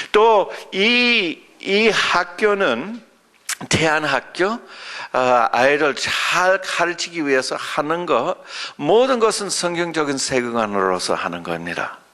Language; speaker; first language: Korean; early bilingual, other home language; English